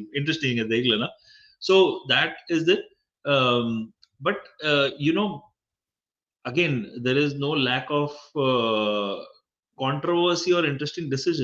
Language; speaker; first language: English; non-native, local second language; Hindi